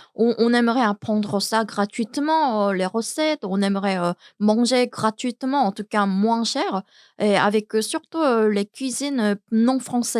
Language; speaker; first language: French; non-native, learner; Korean